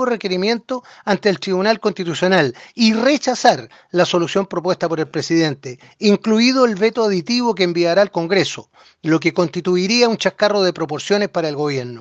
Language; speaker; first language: Spanish; native; Spanish